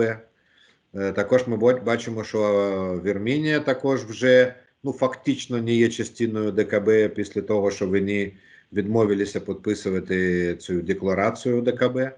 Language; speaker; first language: Ukrainian; non-native, local second language; Russian